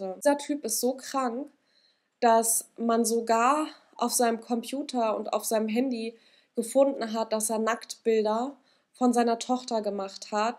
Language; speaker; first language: German; native; German